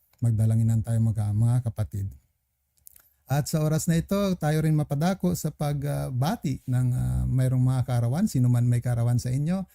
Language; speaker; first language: Filipino; native; Filipino